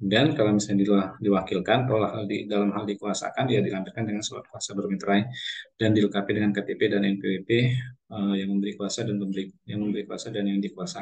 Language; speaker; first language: Indonesian; native; Indonesian